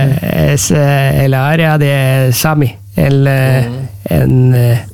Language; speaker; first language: Spanish; non-native, learner; Norwegian